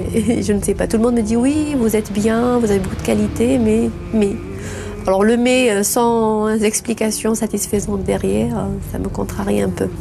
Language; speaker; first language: French; non-native, local second language; Arabic